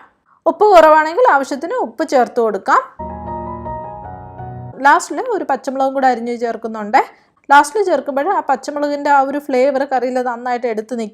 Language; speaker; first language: Malayalam; native; Malayalam